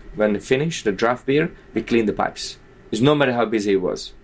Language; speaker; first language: English; non-native, fluent; Slovak